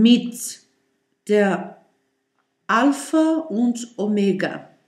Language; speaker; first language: German; non-native, learner; Portuguese